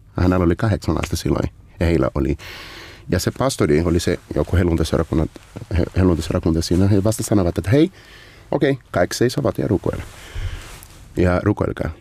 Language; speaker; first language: Finnish; non-native, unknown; Portuguese